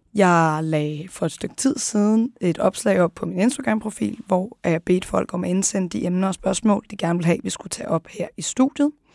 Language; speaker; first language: Danish; early bilingual, other home language; Arabic